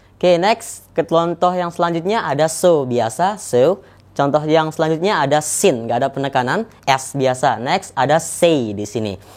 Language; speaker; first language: Indonesian; native; Indonesian